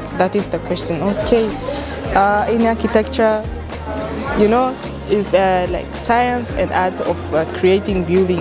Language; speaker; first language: English; non-native, local second language; Swahili